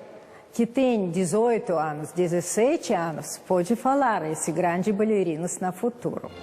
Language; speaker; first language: Portuguese; non-native, learner; Russian